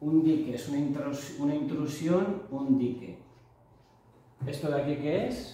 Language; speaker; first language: Spanish; native; Spanish